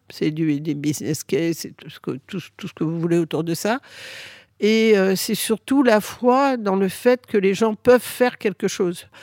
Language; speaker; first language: French; early bilingual, other home language; Spanish